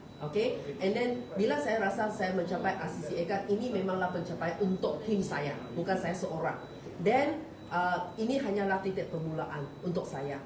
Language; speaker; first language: Malay; non-native, local second language; Chinese